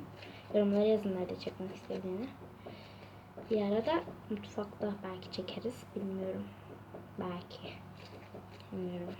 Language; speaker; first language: Turkish; native; Turkish